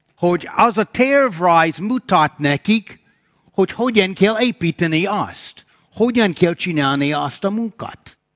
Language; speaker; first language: Hungarian; non-native, fluent; English